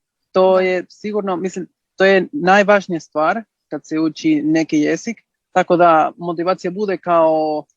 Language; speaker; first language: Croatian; early bilingual, heritage; Spanish